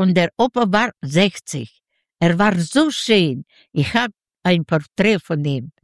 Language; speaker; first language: German; non-native, learner; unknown